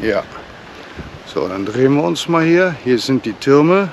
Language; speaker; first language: German; native; German